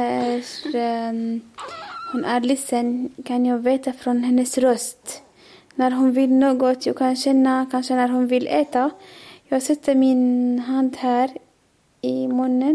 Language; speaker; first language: Swedish; non-native, learner; Arabic